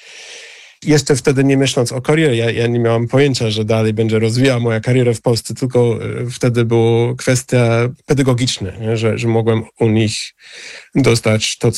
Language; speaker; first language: Polish; non-native, fluent; English